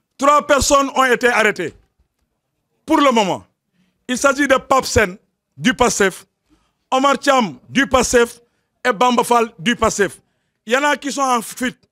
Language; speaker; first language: French; non-native, local second language; Wolof